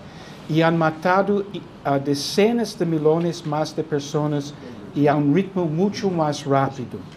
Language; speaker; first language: Spanish; non-native, fluent; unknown